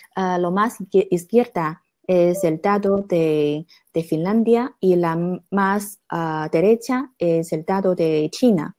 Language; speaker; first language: Spanish; non-native, fluent; Chinese